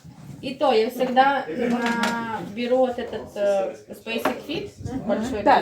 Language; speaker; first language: Russian; native; Russian